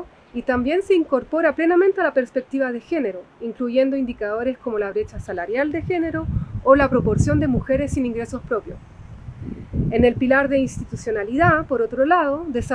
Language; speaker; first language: Spanish; native; Spanish